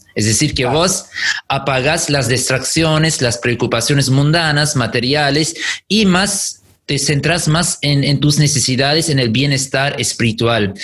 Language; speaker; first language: Spanish; non-native, fluent; German